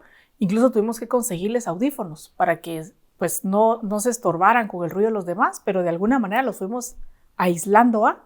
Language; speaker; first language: Spanish; native; Spanish